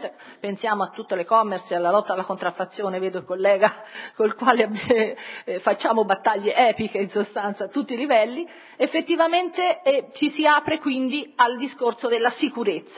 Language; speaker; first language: Italian; native; Italian